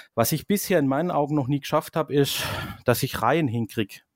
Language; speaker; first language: German; native; German